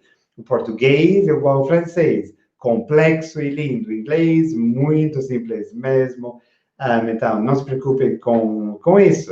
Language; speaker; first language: Portuguese; non-native, fluent; English